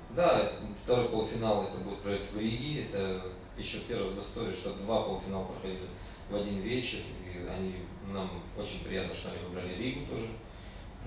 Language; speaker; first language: Russian; native; Russian